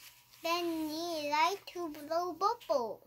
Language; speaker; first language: English; non-native, learner; Korean